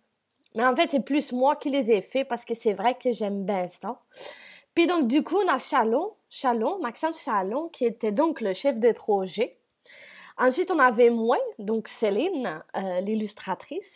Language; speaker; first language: French; native; French